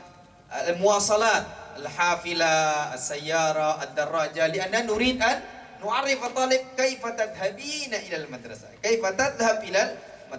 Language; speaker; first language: Arabic; non-native, fluent; Malay